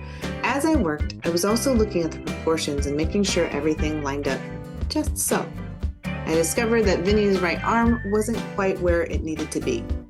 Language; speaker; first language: English; native; English